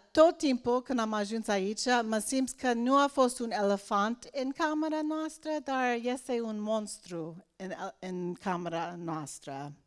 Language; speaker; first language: Romanian; non-native, learner; English